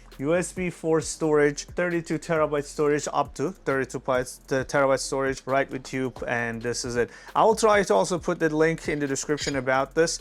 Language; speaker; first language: English; non-native, fluent; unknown